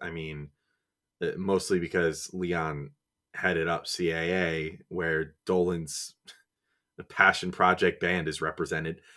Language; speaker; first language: English; native; English